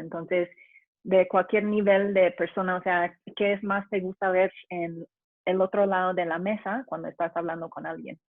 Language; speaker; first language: Spanish; non-native, fluent; English